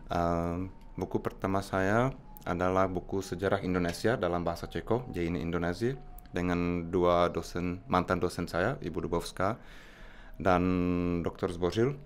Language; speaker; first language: Indonesian; non-native, fluent; Czech